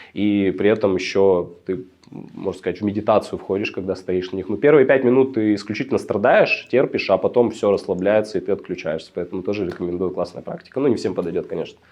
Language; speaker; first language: Russian; native; Russian